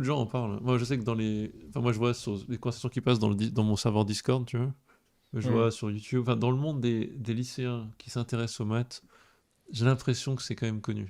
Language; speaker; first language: French; native; French